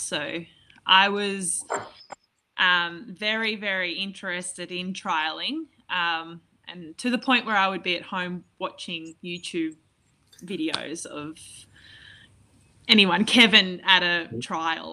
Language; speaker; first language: English; native; English